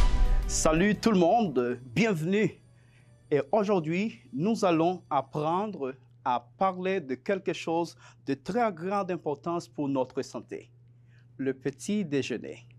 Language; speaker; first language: French; non-native, fluent; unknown